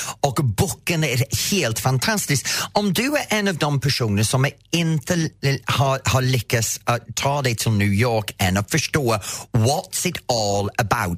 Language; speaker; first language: Swedish; non-native, fluent; English